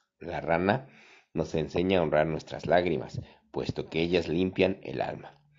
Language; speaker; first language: Spanish; native; Spanish